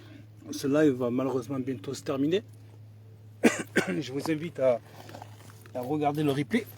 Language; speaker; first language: French; native; French